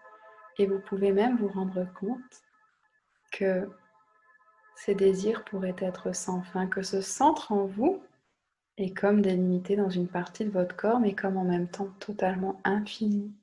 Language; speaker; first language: French; native; French